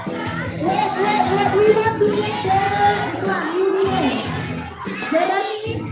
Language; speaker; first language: English; non-native, learner; Indonesian